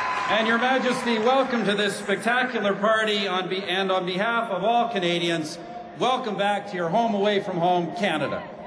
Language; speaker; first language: English; native; English